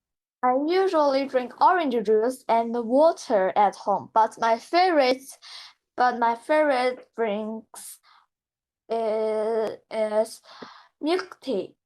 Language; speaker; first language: English; non-native, learner; Chinese